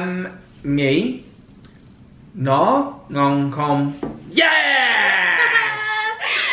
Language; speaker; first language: Vietnamese; early bilingual, heritage; Vietnamese